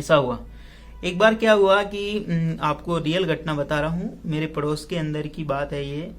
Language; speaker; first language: Hindi; native; Hindi